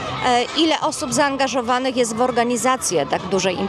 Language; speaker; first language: Polish; native; Polish